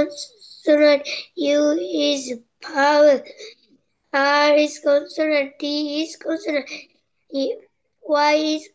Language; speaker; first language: English; non-native, learner; Bangla